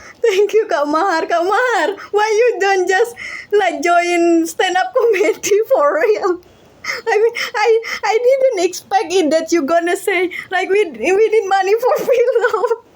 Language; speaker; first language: English; non-native, learner; Indonesian